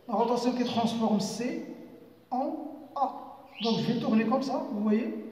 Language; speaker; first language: French; non-native, local second language; Arabic